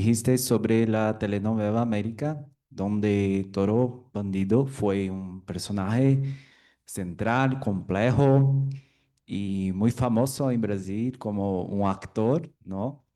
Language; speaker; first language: Spanish; non-native, fluent; Portuguese